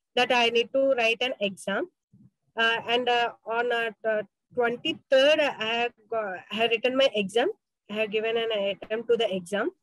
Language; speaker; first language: English; non-native, local second language; Telugu